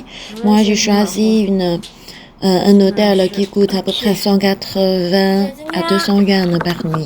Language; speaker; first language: French; non-native, fluent; Chinese